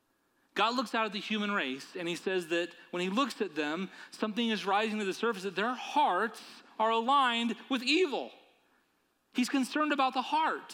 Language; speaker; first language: English; native; English